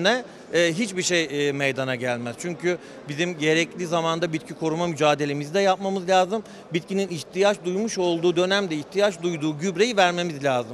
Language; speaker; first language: Turkish; native; Turkish